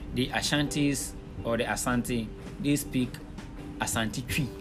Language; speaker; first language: English; non-native, local second language; Akan